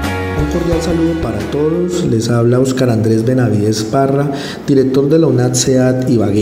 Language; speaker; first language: Spanish; native; Spanish